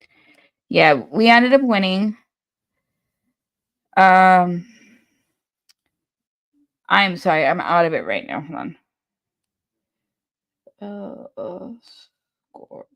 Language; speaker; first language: English; native; English